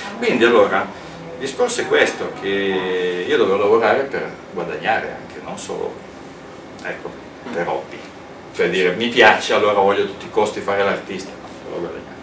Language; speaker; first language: Italian; native; Italian